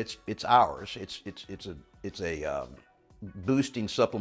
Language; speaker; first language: English; native; English